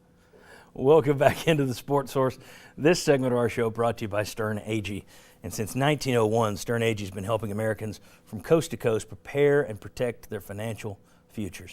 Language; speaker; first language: English; native; English